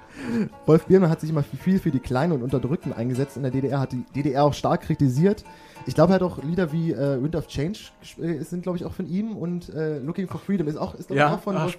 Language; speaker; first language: German; native; German